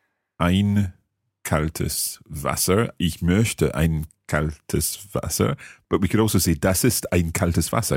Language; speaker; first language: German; non-native, learner; English